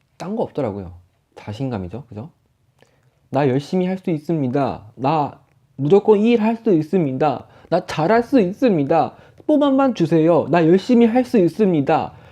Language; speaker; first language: Korean; native; Korean